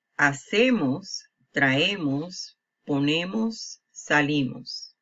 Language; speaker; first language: Spanish; non-native, fluent; English